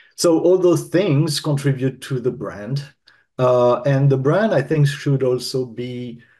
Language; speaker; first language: English; non-native, fluent; French